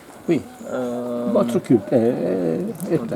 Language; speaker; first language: French; non-native, learner; Italian